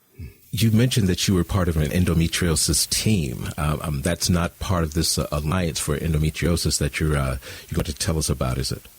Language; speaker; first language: English; native; English